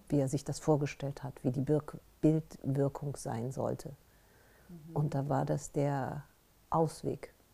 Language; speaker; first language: German; native; German